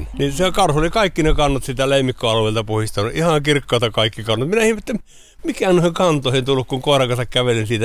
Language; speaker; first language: Finnish; native; Finnish